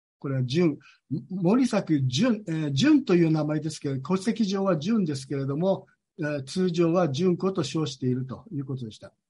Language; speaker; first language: Japanese; native; Japanese